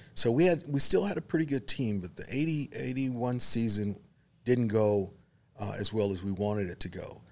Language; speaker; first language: English; native; English